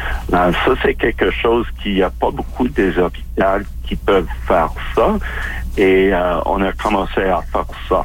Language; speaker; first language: French; non-native, local second language; English